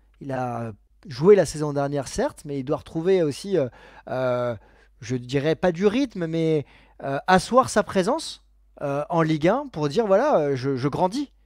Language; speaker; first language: French; native; French